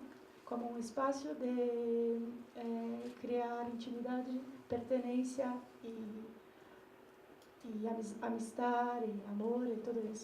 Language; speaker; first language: Spanish; non-native, learner; Portuguese